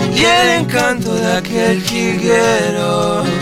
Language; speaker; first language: Spanish; native; Spanish